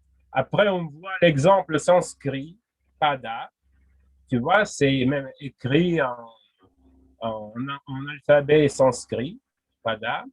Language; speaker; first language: French; non-native, fluent; Russian